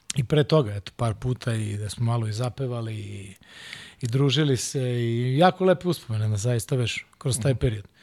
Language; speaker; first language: Serbian; non-native, local second language; Hungarian